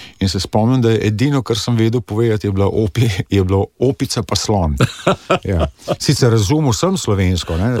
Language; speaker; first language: Slovenian; early bilingual, other home language; English